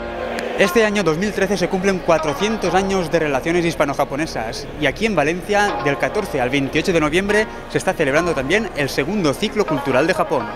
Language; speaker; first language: Spanish; native; Spanish